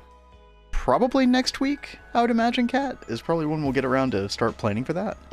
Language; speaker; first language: English; native; English